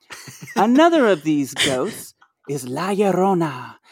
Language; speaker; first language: English; native; English